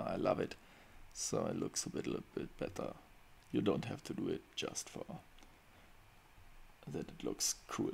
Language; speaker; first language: English; non-native, fluent; German